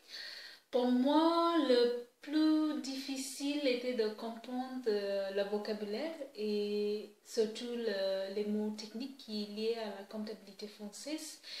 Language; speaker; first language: French; non-native, fluent; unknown